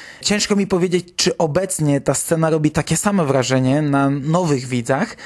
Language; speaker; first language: Polish; native; Polish